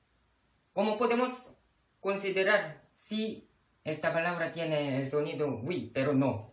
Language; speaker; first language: Spanish; non-native, fluent; Korean